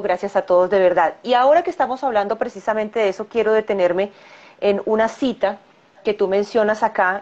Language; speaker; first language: Spanish; native; Spanish